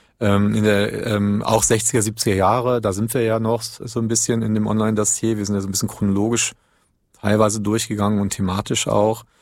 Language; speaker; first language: German; native; German